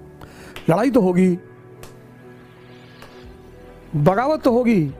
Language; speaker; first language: Hindi; native; Hindi